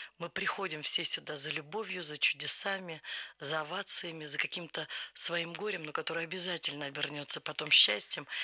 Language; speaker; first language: Russian; native; Russian